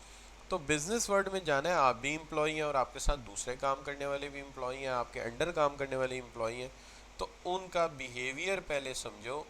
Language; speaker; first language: Urdu; native; Urdu